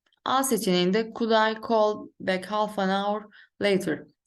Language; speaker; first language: English; non-native, fluent; Turkish